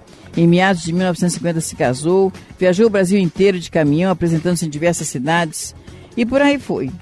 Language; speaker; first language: Portuguese; native; Portuguese